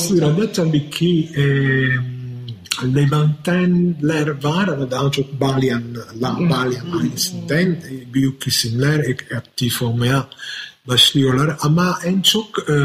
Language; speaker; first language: Turkish; non-native, fluent; Italian